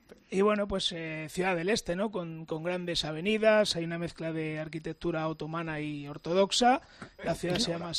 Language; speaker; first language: Spanish; native; Spanish